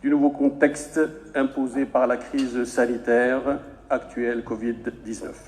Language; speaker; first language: French; non-native, local second language; Arabic